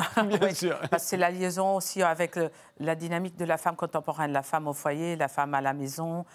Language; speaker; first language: French; non-native, fluent; Portuguese